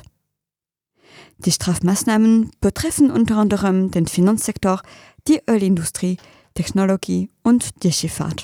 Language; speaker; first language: German; non-native, fluent; French